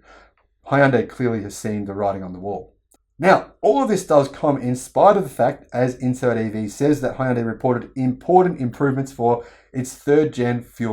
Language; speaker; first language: English; native; English